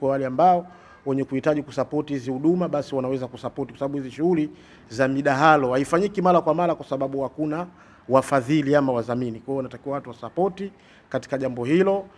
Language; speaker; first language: Swahili; native; Swahili